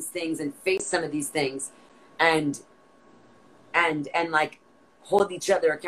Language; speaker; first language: English; native; English